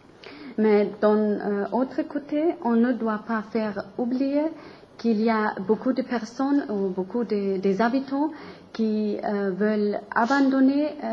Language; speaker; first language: French; non-native, learner; German